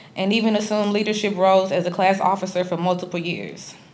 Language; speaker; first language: English; native; English